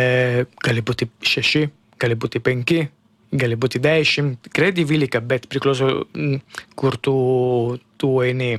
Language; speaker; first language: Lithuanian; non-native, learner; Italian